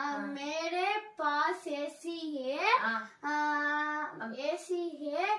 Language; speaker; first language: Hindi; non-native, learner; Tamil